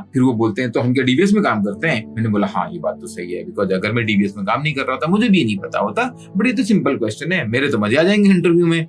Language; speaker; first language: Hindi; native; Hindi